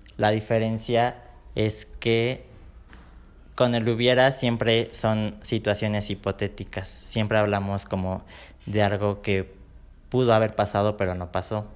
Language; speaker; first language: Spanish; native; Spanish